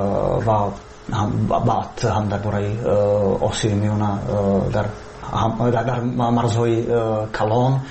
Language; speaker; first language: Persian; non-native, fluent; Czech